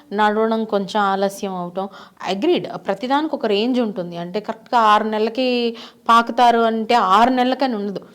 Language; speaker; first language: Telugu; native; Telugu